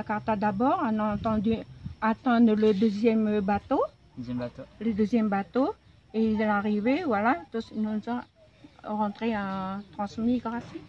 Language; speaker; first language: French; non-native, local second language; Javanese